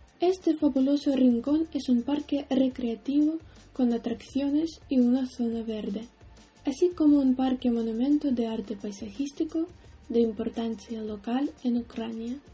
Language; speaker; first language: Spanish; non-native, fluent; Ukrainian